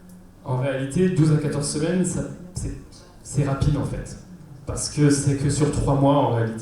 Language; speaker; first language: French; native; French